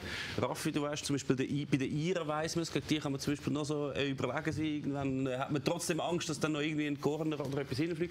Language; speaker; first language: German; native; German